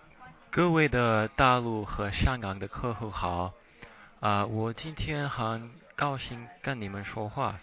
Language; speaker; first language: Chinese; non-native, fluent; English